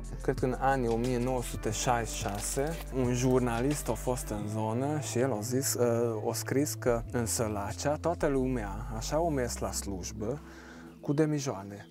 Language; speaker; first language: Romanian; non-native, local second language; Hungarian